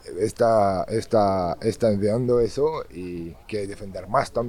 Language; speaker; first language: Spanish; non-native, learner; French